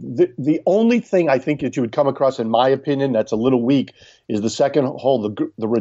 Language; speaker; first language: English; native; English